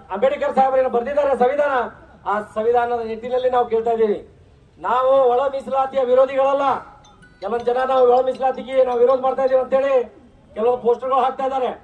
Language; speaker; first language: Kannada; non-native, local second language; Lambadi